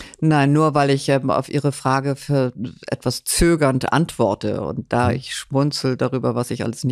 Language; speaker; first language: German; native; German